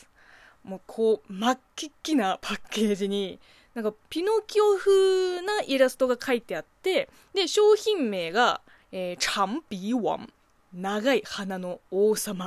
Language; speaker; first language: Japanese; non-native, fluent; Chinese